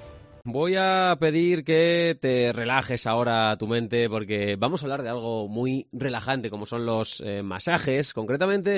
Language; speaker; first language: Spanish; native; Spanish